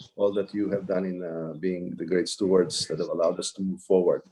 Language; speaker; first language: English; non-native, local second language; Filipino